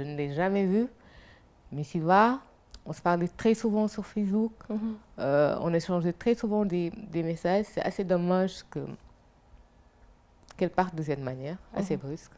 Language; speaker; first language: French; non-native, local second language; Wolof